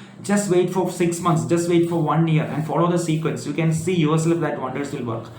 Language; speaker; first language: English; non-native, local second language; Malayalam